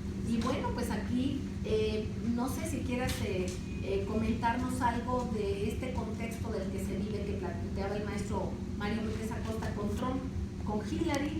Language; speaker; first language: Spanish; native; Spanish